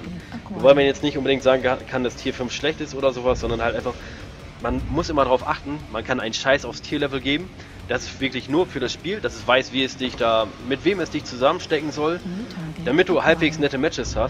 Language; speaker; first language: German; native; German